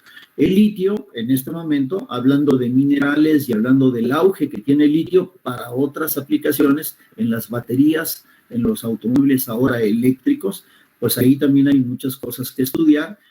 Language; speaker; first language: Spanish; native; Spanish